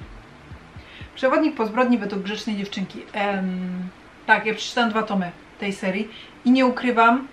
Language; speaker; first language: Polish; native; Polish